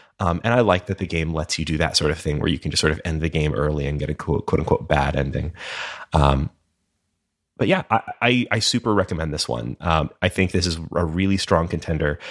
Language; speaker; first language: English; native; English